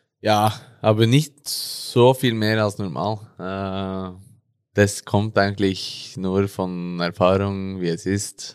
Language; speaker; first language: German; non-native, learner; Norwegian